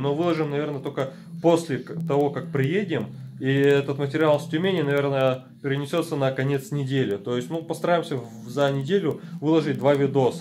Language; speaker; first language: Russian; native; Russian